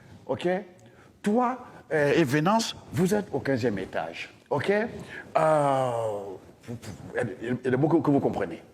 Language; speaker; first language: French; non-native, local second language; Dyula